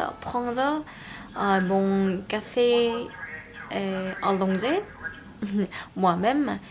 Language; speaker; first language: French; non-native, learner; Korean